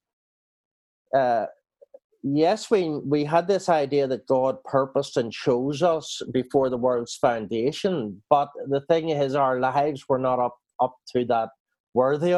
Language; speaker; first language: English; native; English